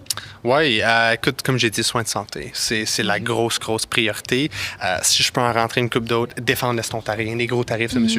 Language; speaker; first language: French; native; French